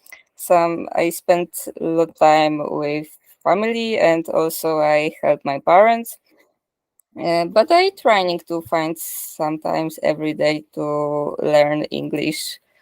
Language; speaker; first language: English; non-native, learner; Polish